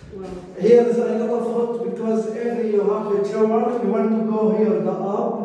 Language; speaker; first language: English; non-native, learner; Arabic